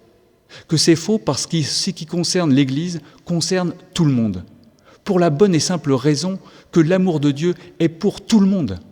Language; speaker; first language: French; native; French